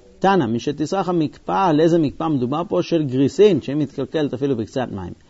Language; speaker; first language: Hebrew; non-native, fluent; English